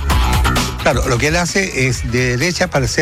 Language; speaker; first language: Spanish; native; Spanish